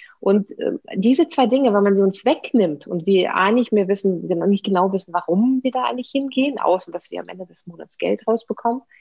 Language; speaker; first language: German; non-native, fluent; Russian